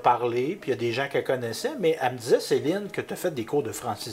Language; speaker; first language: French; native; French